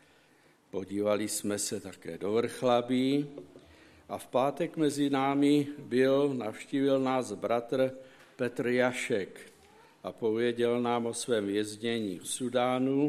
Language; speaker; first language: Czech; native; Czech